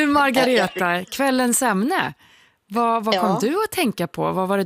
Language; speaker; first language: Swedish; native; Swedish